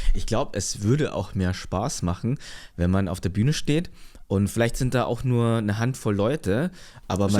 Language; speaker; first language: German; native; German